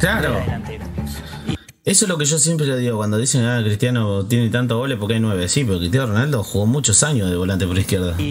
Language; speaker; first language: Spanish; native; Spanish